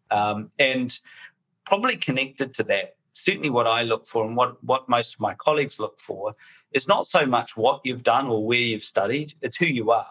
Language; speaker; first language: English; native; English